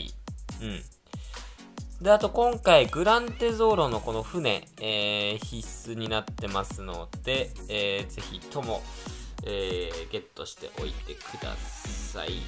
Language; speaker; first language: Japanese; native; Japanese